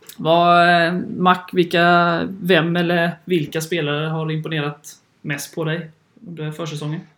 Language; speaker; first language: Swedish; native; Swedish